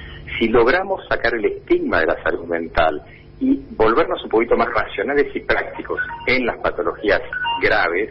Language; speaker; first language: Spanish; native; Spanish